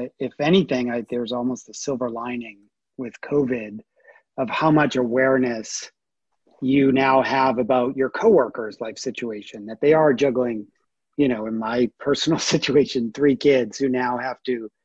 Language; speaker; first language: English; native; English